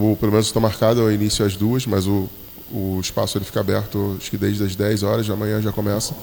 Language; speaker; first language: Portuguese; native; Portuguese